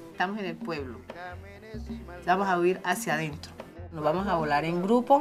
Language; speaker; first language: Spanish; native; Spanish